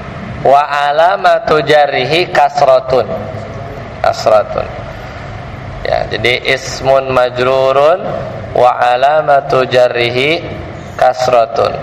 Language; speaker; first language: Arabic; non-native, fluent; Indonesian